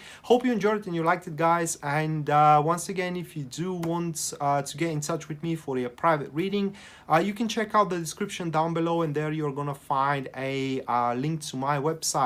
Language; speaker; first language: English; non-native, fluent; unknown